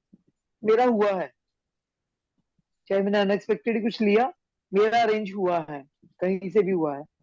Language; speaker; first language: Hindi; native; Hindi